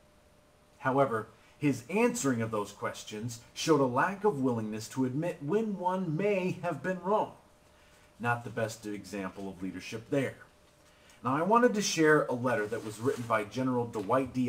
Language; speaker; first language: English; native; English